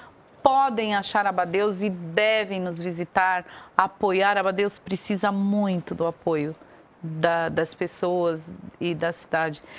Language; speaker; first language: Portuguese; native; Portuguese